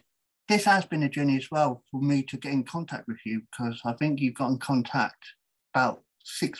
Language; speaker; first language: English; native; English